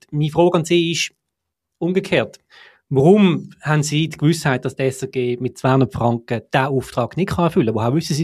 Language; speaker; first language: German; native; German